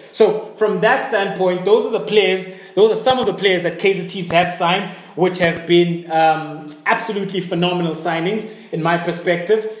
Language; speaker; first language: English; native; English